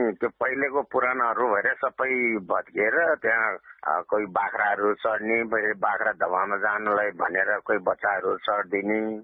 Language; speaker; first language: Nepali; non-native, local second language; Gurung